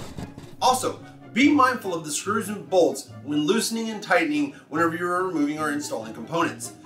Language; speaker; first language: English; native; English